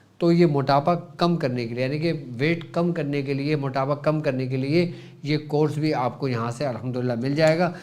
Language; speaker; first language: Urdu; native; Urdu